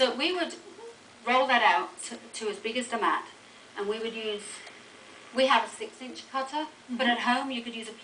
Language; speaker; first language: English; native; English